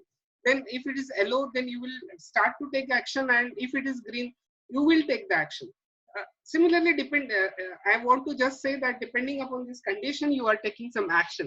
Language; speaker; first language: English; non-native, local second language; Marathi